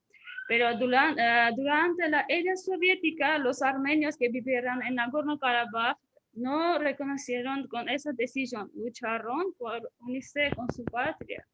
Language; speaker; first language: Spanish; non-native, fluent; Armenian